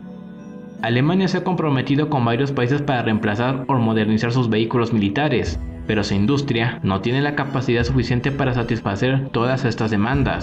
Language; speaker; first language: Spanish; native; Spanish